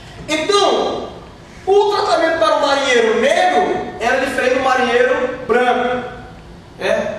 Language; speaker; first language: Portuguese; native; Portuguese